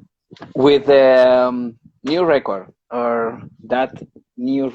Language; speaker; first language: English; non-native, learner; Spanish